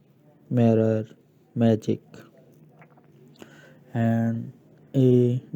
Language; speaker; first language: English; non-native, local second language; Urdu